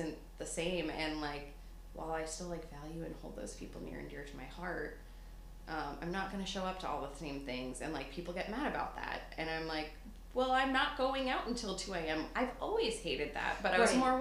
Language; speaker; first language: English; native; English